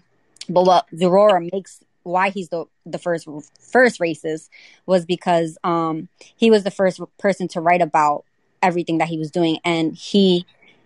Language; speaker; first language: English; native; English